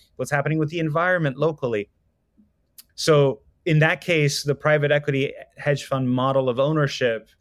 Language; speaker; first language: English; non-native, fluent; Persian